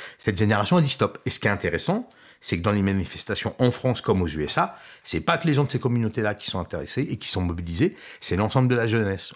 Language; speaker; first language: French; early bilingual, other home language; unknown